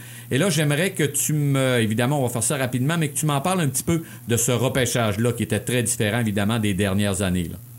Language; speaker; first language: French; native; French